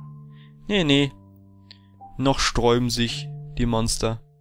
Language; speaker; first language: German; native; German